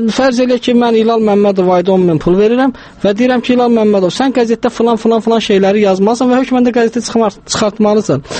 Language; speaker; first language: Azerbaijani; non-native, local second language; Talysh